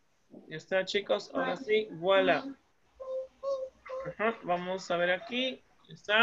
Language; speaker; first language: Spanish; native; Spanish